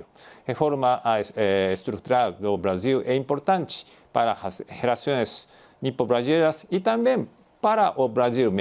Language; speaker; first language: Portuguese; non-native, fluent; Japanese